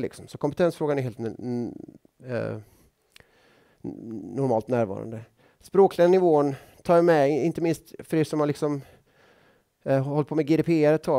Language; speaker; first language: Swedish; native; Swedish